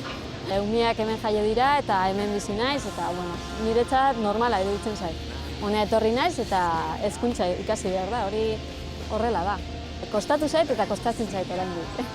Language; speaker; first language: Basque; non-native, learner; Spanish